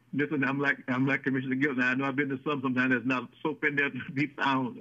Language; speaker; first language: English; native; English